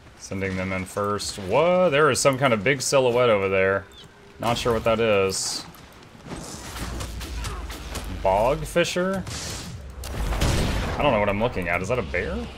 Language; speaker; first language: English; native; English